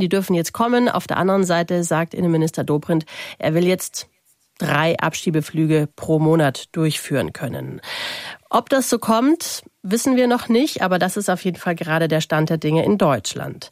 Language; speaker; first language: German; native; German